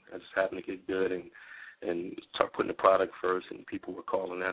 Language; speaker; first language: English; native; English